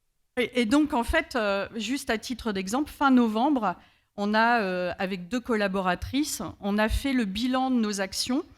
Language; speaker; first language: French; native; French